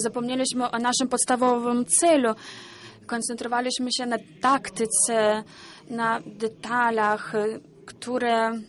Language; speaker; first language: Polish; non-native, learner; Ukrainian